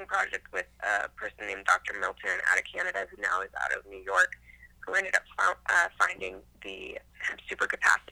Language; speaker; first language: English; native; English